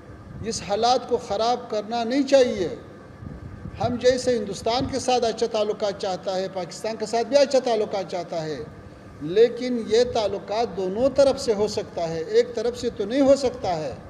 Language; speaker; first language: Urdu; non-native, fluent; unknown